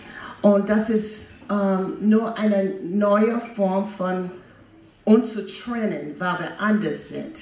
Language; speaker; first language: German; non-native, fluent; English